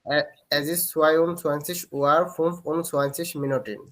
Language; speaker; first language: German; non-native, learner; Bangla